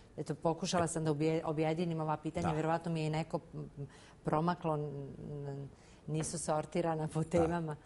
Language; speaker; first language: Bosnian; native; Bosnian